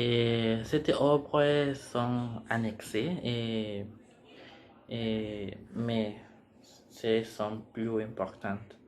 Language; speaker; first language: French; non-native, learner; Spanish